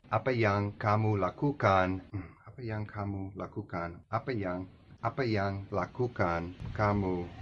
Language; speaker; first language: Indonesian; non-native, learner; English